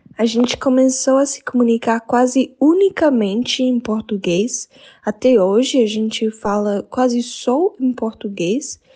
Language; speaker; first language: Portuguese; non-native, fluent; English